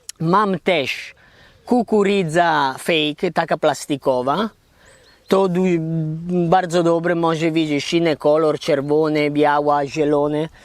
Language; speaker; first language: Polish; non-native, learner; Italian